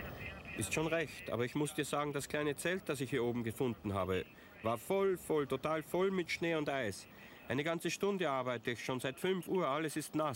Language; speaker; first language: German; native; German